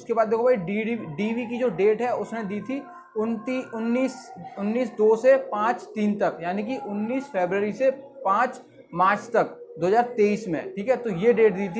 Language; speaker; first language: Hindi; native; Hindi